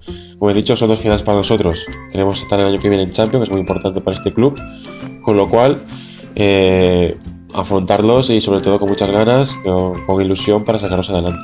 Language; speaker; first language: Spanish; native; Spanish